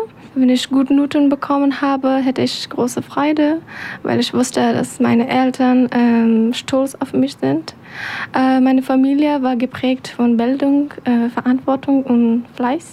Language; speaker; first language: German; non-native, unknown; Persian